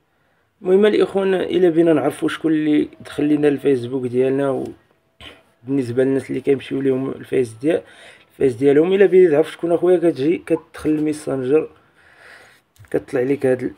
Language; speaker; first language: Arabic; native; Arabic